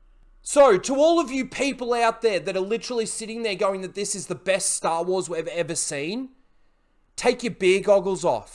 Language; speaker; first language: English; native; English